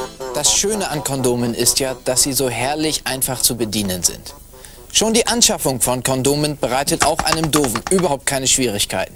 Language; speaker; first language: German; native; German